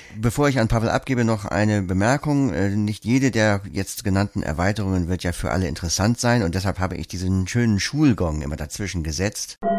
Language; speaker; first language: German; native; German